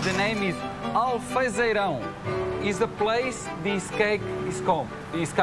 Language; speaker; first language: English; non-native, learner; Portuguese